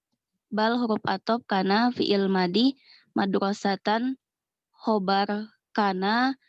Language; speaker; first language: Arabic; non-native, learner; Indonesian